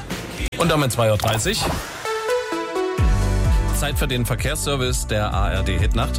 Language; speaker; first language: German; native; German